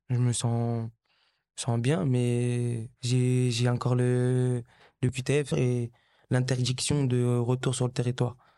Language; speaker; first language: French; early bilingual, other home language; Kabuverdianu